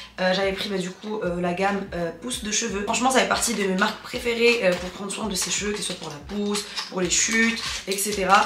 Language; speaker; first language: French; non-native, local second language; Arabic